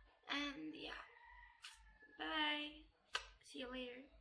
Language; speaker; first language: English; non-native, local second language; Cebuano